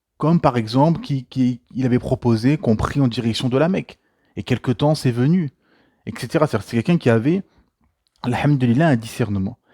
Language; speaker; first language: French; native; French